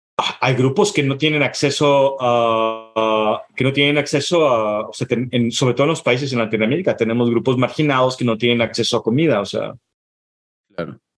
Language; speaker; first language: Spanish; native; Spanish